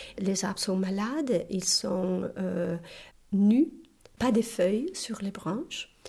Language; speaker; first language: French; non-native, fluent; Italian